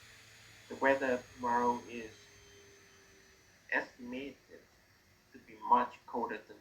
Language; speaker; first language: English; non-native, learner; Vietnamese